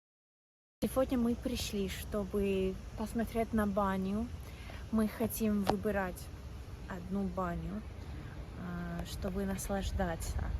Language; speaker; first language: Russian; non-native, learner; English